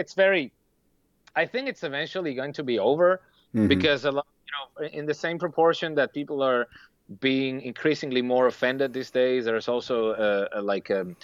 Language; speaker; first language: English; non-native, fluent; Spanish